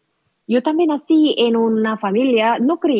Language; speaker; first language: Spanish; non-native, learner; Korean